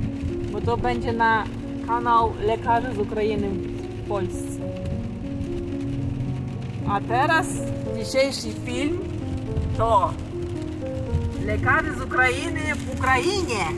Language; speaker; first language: Polish; non-native, fluent; Ukrainian